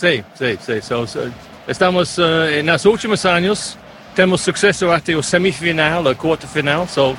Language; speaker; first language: Portuguese; non-native, learner; English